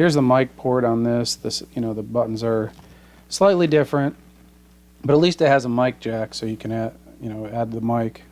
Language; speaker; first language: English; native; English